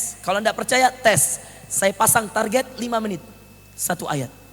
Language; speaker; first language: Indonesian; native; Indonesian